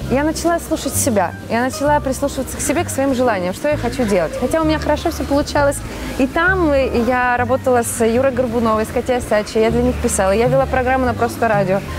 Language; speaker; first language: Russian; native; Russian